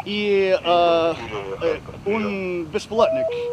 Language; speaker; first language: Russian; non-native, learner; English